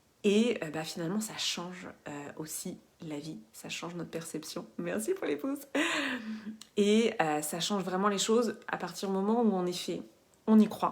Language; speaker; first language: French; native; French